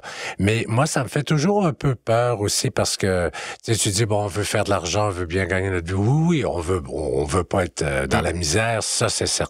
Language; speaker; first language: French; native; French